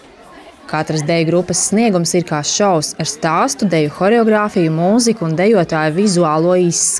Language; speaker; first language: Latvian; native; Latvian